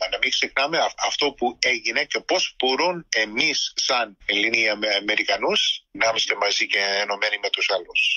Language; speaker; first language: Greek; early bilingual, heritage; Greek